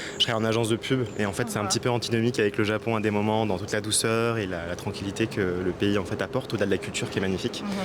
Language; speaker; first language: French; native; French